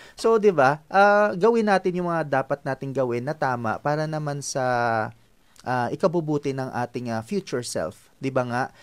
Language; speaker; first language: Filipino; non-native, local second language; Hiligaynon